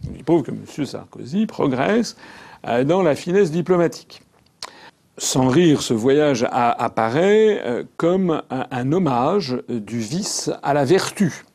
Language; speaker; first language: French; native; French